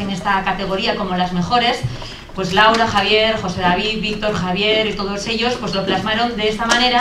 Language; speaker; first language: Spanish; native; Spanish